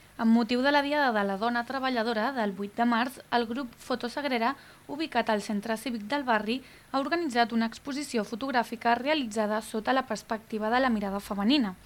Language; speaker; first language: Catalan; native; Catalan